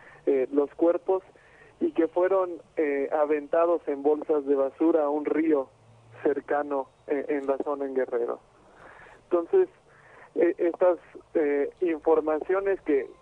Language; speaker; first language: Spanish; native; Spanish